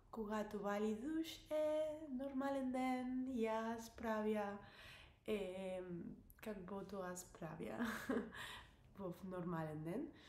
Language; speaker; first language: Bulgarian; non-native, learner; English